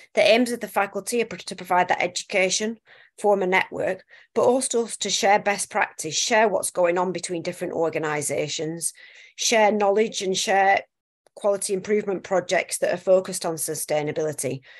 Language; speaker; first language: English; native; English